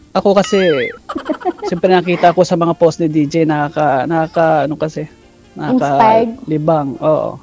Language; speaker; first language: Filipino; non-native, local second language; Kinaray-a